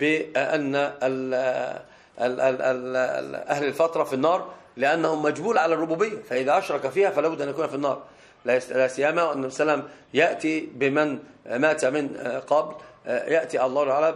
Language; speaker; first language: Arabic; native; Arabic